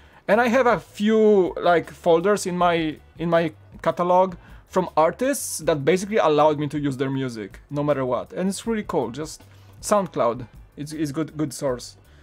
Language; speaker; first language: English; non-native, fluent; Polish